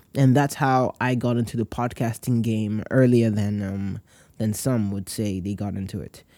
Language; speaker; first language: English; non-native, local second language; Yoruba